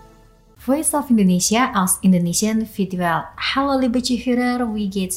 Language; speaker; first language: German; non-native, fluent; Indonesian